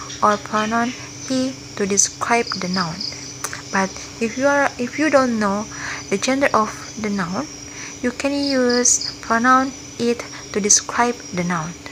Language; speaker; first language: English; non-native, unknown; Indonesian